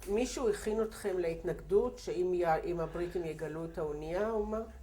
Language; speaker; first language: Hebrew; native; Hebrew